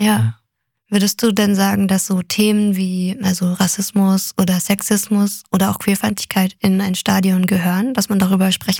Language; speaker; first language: German; native; German